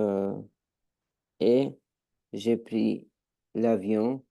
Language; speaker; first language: French; non-native, learner; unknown